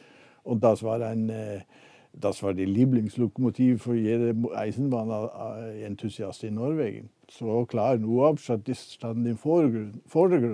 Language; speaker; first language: German; non-native, fluent; Norwegian